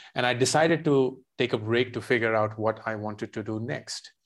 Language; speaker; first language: English; non-native, local second language; Hindi